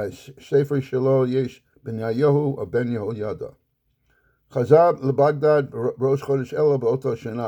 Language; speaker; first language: Hebrew; non-native, fluent; English